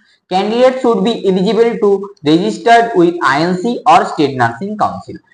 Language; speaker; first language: English; non-native, local second language; Bangla